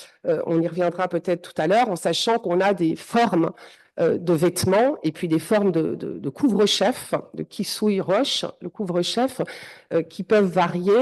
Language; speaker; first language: French; native; French